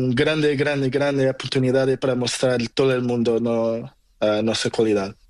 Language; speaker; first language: Spanish; non-native, learner; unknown